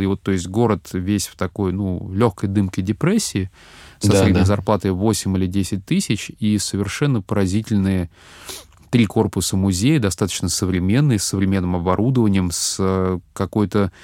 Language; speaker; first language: Russian; native; Russian